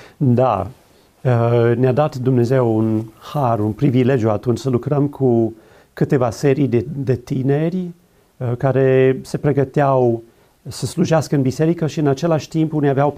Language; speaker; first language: Romanian; non-native, fluent; English